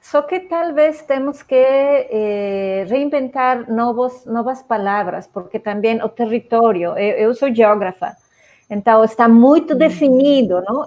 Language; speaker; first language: Portuguese; non-native, fluent; Spanish